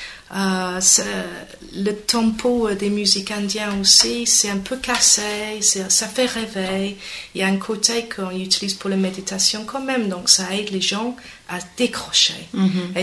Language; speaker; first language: French; non-native, fluent; English